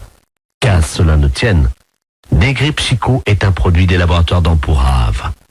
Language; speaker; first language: French; native; French